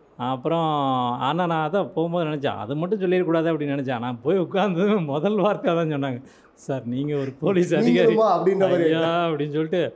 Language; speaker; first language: Tamil; native; Tamil